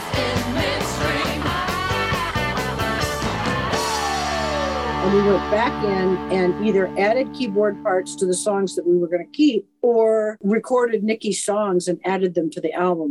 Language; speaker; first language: English; native; English